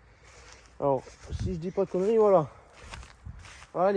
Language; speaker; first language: French; native; French